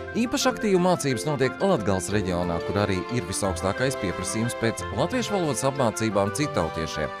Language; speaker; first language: Latvian; native; Latvian